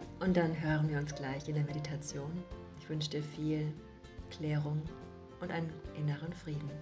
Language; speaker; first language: German; native; German